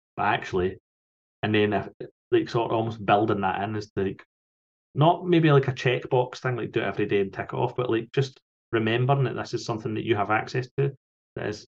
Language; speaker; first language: English; native; English